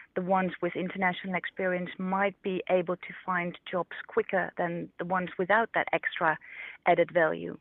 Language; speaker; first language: English; non-native, fluent; Dutch